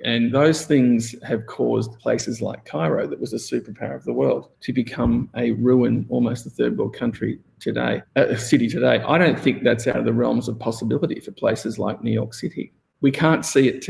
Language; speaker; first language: English; native; English